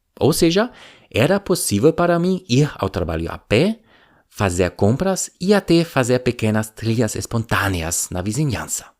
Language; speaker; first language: Portuguese; non-native, fluent; German